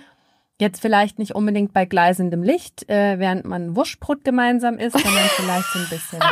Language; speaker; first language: German; native; German